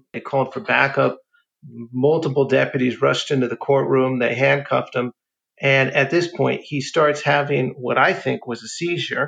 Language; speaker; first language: English; native; English